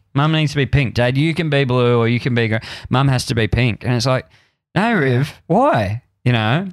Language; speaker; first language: English; native; English